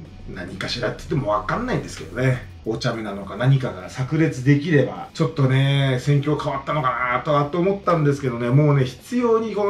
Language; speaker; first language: Japanese; native; Japanese